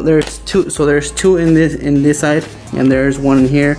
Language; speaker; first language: English; native; English